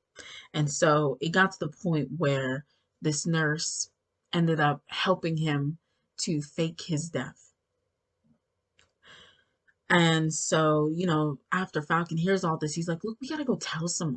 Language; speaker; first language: English; native; English